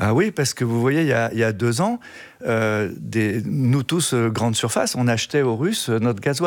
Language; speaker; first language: French; native; French